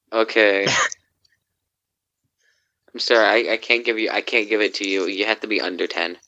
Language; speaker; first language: English; native; English